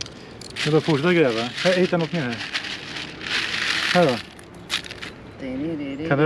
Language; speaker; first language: Swedish; native; Swedish